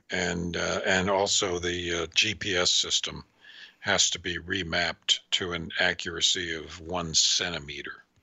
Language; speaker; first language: English; native; English